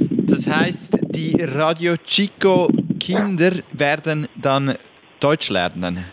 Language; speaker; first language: German; native; German